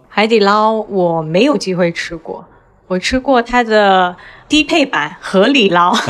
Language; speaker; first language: Chinese; native; Chinese